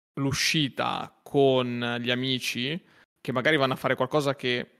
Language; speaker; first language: Italian; native; Italian